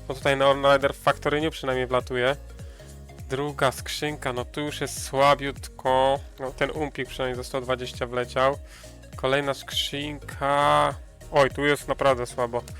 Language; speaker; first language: Polish; native; Polish